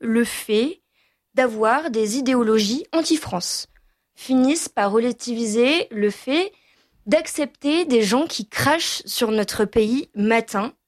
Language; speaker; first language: French; native; French